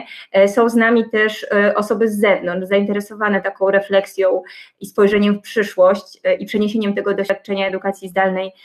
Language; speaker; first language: Polish; native; Polish